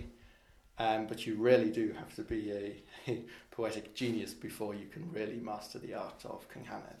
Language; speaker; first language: English; non-native, local second language; Welsh